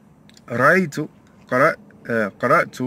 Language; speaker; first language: Arabic; non-native, learner; English